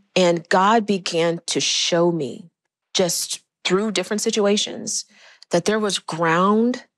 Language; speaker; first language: English; native; English